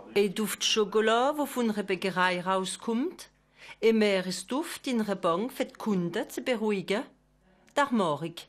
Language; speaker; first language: German; non-native, local second language; French